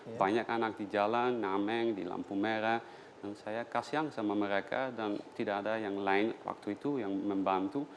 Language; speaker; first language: Indonesian; non-native, fluent; Dutch